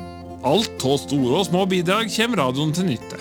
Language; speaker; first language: Norwegian; native; Norwegian